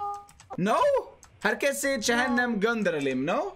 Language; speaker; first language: Turkish; non-native, learner; Swedish